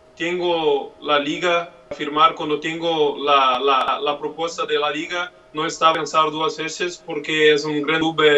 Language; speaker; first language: Spanish; non-native, learner; Portuguese